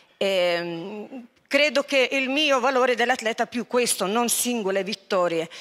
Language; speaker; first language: Italian; non-native, fluent; Lithuanian